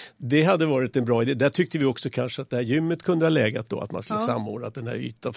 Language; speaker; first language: Swedish; native; Swedish